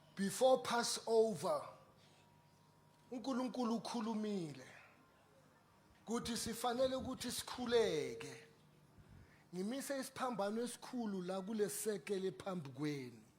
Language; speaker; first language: Zulu; native; Zulu